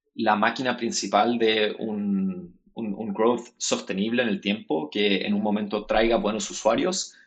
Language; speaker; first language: Spanish; native; Spanish